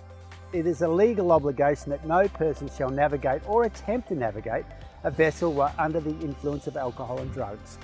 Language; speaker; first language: English; native; English